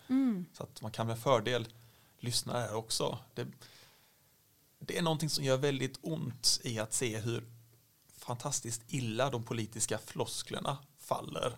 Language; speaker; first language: Swedish; native; Swedish